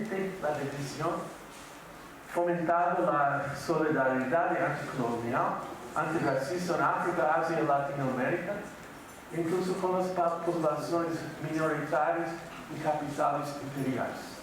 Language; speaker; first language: Portuguese; non-native, fluent; English